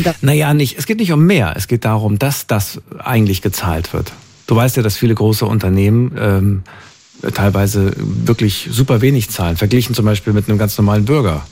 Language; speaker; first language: German; native; German